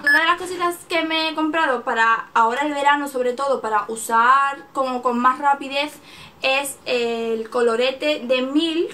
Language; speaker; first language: Spanish; native; Spanish